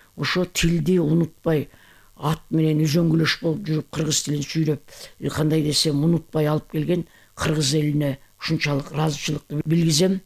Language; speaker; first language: Kyrgyz; native; Kyrgyz